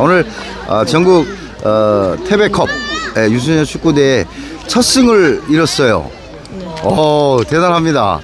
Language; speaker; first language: Korean; native; Korean